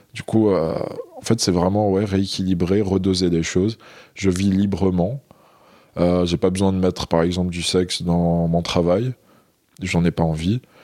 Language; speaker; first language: French; non-native, local second language; Arabic